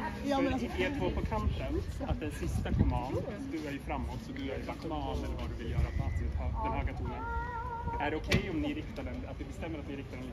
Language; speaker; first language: Swedish; native; Swedish